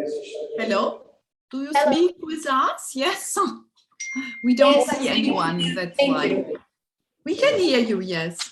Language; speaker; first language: English; non-native, fluent; German